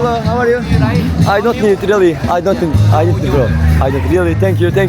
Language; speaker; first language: English; non-native, learner; Azerbaijani